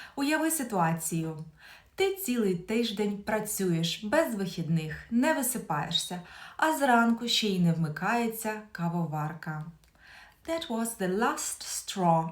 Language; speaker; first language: Ukrainian; native; Ukrainian